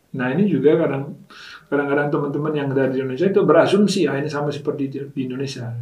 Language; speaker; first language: Indonesian; native; Indonesian